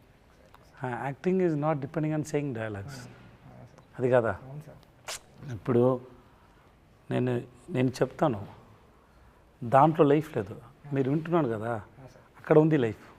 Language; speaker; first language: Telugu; non-native, learner; Tamil